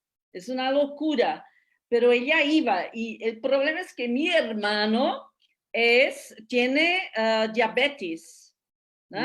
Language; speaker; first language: Spanish; non-native, fluent; Portuguese